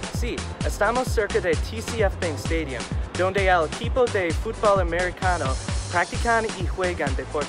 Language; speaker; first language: Spanish; non-native, learner; English